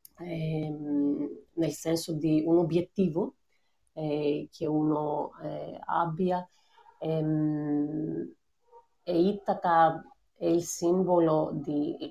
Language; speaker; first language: Italian; non-native, fluent; Greek